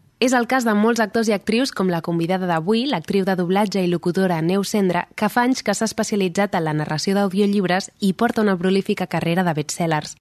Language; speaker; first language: Catalan; native; Catalan